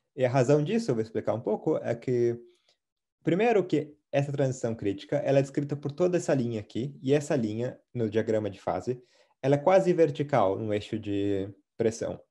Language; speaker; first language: Portuguese; native; Portuguese